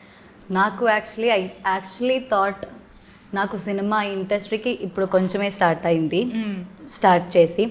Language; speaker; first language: Telugu; non-native, learner; Malayalam